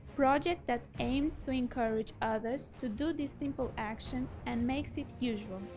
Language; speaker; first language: English; non-native, fluent; Portuguese